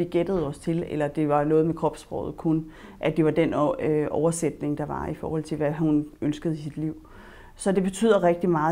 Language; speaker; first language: Danish; native; Danish